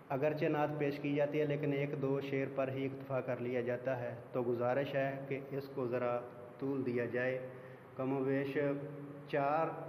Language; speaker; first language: Urdu; non-native, local second language; Punjabi